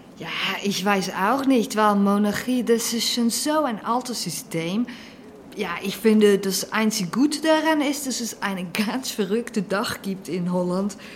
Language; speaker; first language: German; non-native, fluent; Dutch